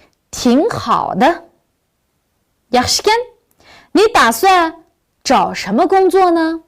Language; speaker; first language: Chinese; non-native, local second language; Uyghur